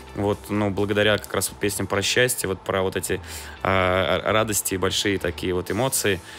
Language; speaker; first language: Russian; native; Russian